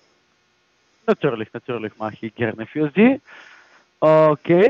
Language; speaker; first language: German; non-native, fluent; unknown